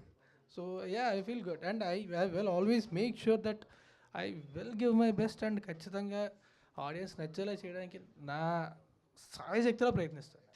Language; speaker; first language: Telugu; native; Telugu